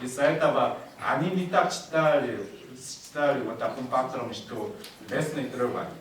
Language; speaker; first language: Russian; non-native, learner; Korean